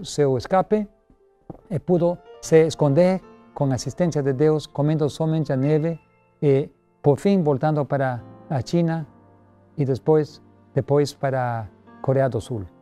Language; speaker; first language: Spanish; non-native, learner; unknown